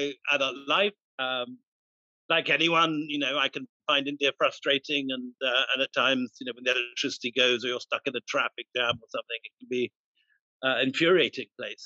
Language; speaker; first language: English; native; English